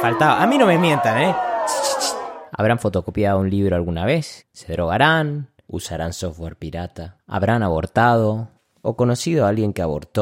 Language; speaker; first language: Spanish; native; Spanish